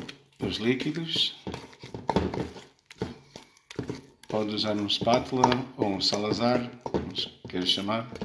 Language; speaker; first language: Portuguese; early bilingual, heritage; Portuguese